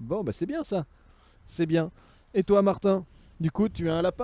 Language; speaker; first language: French; native; French